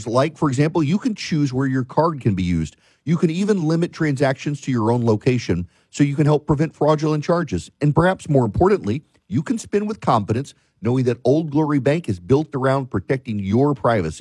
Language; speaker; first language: English; native; English